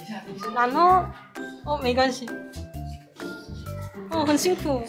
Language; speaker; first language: Chinese; non-native, fluent; Korean